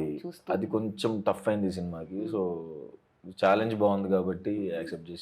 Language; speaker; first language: Telugu; native; Telugu